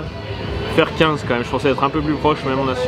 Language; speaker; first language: French; native; French